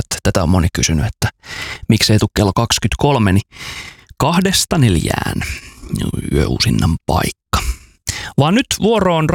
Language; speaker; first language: Finnish; native; Finnish